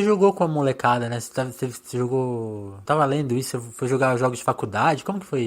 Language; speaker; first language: Portuguese; native; Portuguese